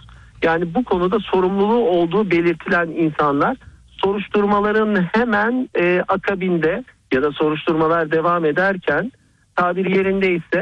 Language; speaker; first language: Turkish; native; Turkish